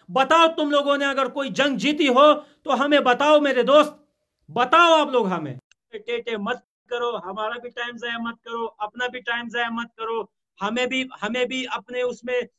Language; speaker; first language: Urdu; non-native, fluent; Pashto